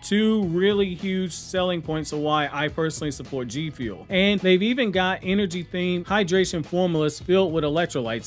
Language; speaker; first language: English; native; English